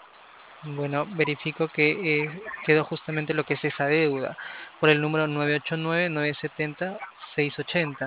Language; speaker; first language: Spanish; native; Spanish